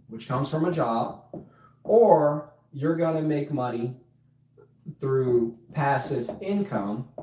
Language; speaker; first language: English; native; English